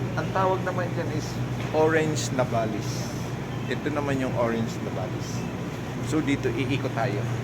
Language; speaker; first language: Filipino; non-native, local second language; Cebuano